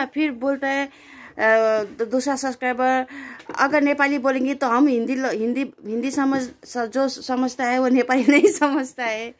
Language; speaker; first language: Hindi; non-native, local second language; Nepali